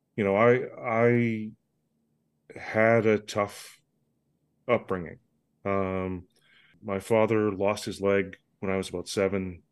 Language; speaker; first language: English; native; English